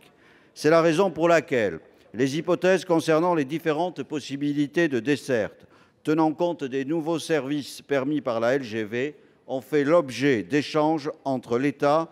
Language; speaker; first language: French; native; French